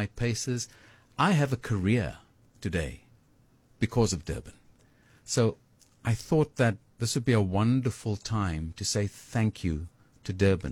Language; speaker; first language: English; native; English